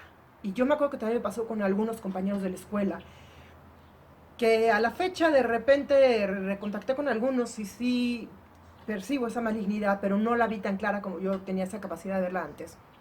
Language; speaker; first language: Spanish; native; Spanish